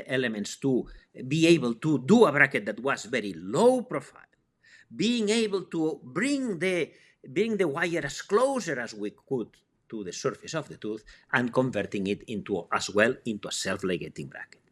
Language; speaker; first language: English; non-native, fluent; Spanish